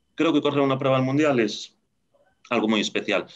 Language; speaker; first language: Spanish; native; Spanish